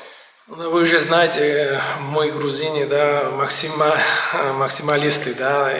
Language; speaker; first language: Russian; non-native, fluent; Georgian